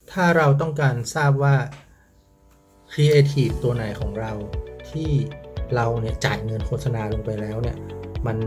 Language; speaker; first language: Thai; native; Thai